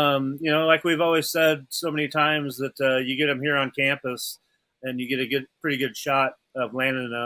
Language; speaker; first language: English; native; English